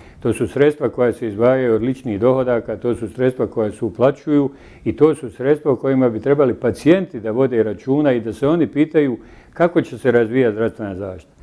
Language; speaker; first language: Bosnian; native; Bosnian